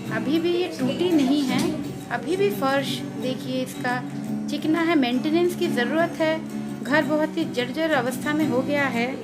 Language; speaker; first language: Hindi; non-native, local second language; Bangla